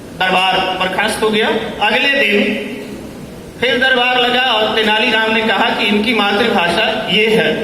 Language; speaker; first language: Hindi; native; Hindi